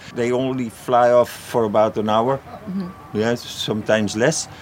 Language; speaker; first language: English; non-native, fluent; Dutch